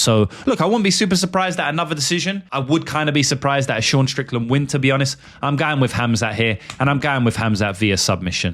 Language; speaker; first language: English; native; English